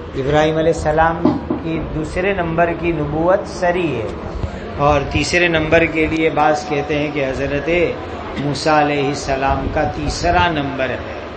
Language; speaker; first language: Urdu; non-native, local second language; Gujarati